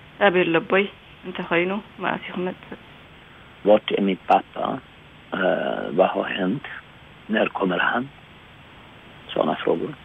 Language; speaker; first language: Swedish; non-native, fluent; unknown